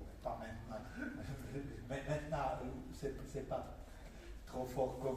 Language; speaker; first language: French; non-native, fluent; Czech